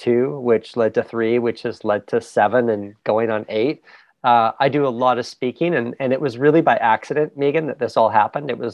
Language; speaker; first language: English; native; English